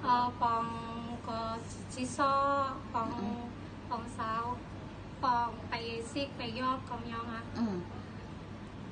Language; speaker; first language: Cantonese; non-native, learner; Indonesian